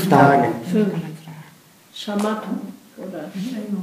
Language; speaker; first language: German; non-native, fluent; Spanish